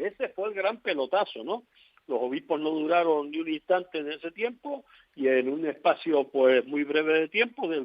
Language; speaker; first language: Spanish; native; Spanish